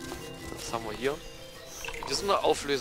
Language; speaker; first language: German; native; German